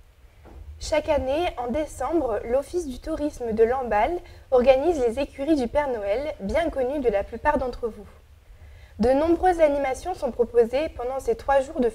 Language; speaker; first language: French; native; French